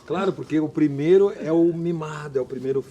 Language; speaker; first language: Portuguese; native; Portuguese